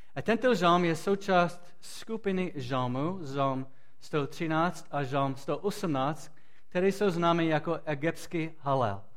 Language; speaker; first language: Czech; non-native, fluent; English